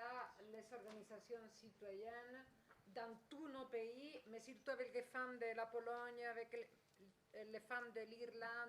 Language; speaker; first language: French; non-native, fluent; Spanish